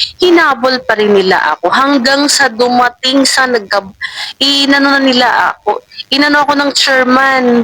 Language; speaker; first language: Filipino; non-native, local second language; Waray